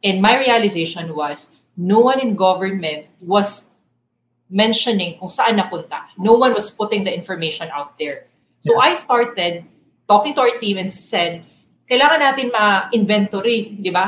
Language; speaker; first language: English; non-native, local second language; Cebuano